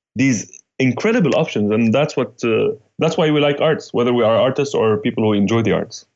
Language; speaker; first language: English; non-native, fluent; Arabic